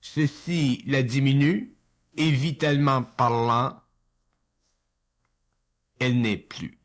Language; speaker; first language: French; native; French